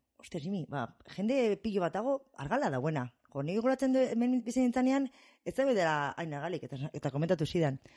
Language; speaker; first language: Basque; non-native, fluent; English